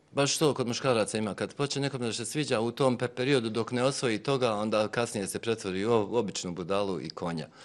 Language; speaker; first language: Bosnian; native; Bosnian